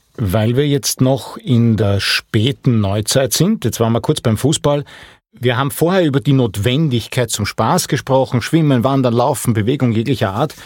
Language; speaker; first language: German; native; German